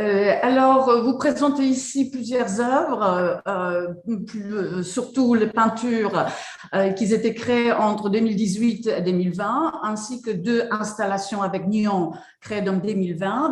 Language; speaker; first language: French; non-native, fluent; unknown